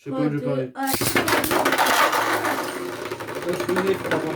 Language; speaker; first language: French; native; French